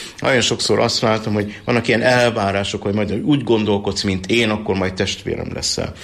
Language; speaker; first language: Hungarian; native; Hungarian